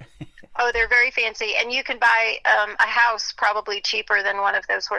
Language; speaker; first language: English; native; English